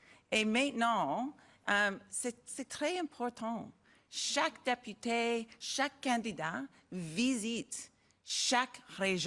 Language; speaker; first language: French; non-native, learner; English